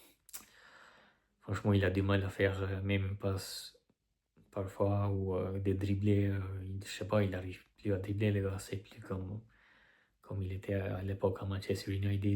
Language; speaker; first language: French; non-native, fluent; Albanian